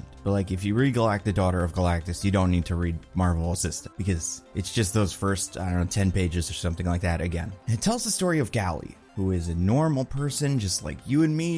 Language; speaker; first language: English; native; English